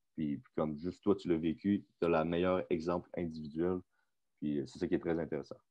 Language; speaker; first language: French; native; French